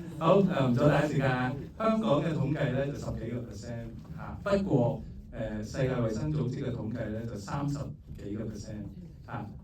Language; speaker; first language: Cantonese; native; Cantonese